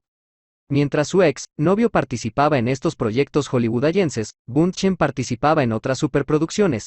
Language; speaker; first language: Spanish; native; Spanish